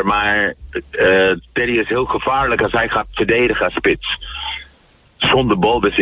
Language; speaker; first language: Dutch; non-native, fluent; Spanish